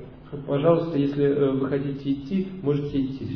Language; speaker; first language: Russian; native; Russian